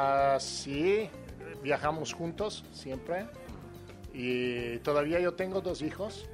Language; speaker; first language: Portuguese; non-native, learner; Italian